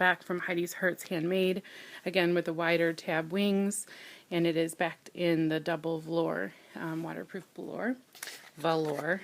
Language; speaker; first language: English; native; English